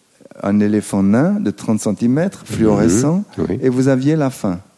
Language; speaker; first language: French; native; French